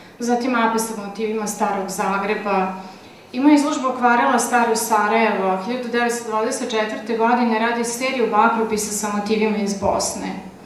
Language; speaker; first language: Serbian; native; Serbian